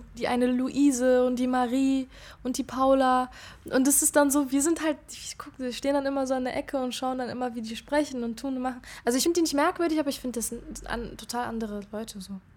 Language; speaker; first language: German; early bilingual, other home language; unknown